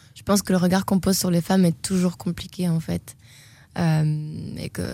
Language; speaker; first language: French; native; French